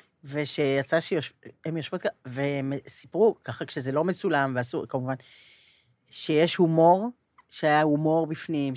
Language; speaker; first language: Hebrew; native; Hebrew